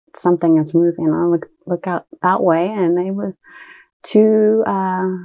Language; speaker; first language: English; early bilingual, other home language; Japanese